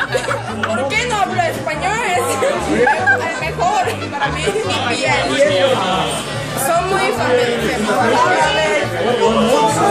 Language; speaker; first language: Spanish; non-native, learner; Korean